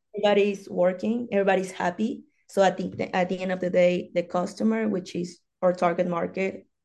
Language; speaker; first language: English; non-native, fluent; Spanish